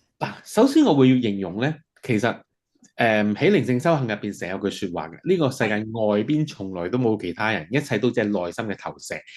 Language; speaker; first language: Cantonese; early bilingual, heritage; Cantonese